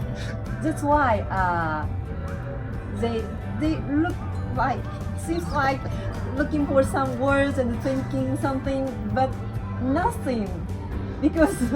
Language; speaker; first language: English; non-native, learner; Japanese